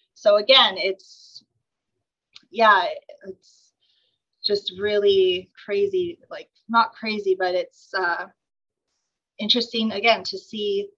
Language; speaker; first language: English; native; English